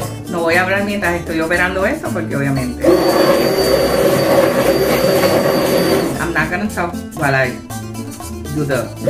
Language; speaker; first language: Spanish; native; Spanish